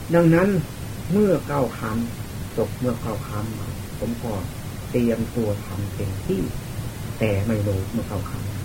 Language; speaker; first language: Thai; non-native, local second language; Lao